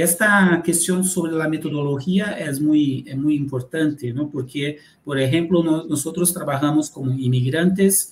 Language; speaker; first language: Spanish; non-native, fluent; Portuguese